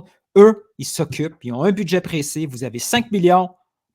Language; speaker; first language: French; native; French